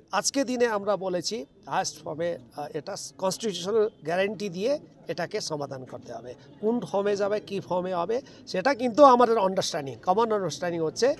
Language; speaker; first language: Bangla; native; Bangla